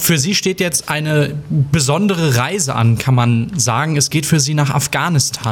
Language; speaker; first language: German; native; German